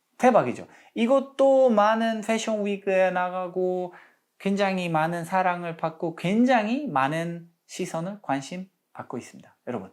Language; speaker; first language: Korean; non-native, fluent; Polish